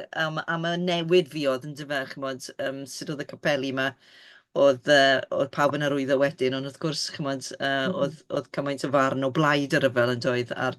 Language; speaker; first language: Welsh; native; Welsh